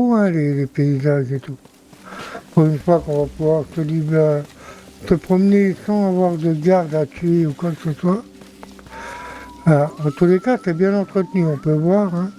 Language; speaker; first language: French; native; French